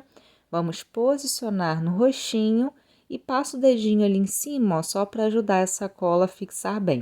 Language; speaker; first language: Portuguese; native; Portuguese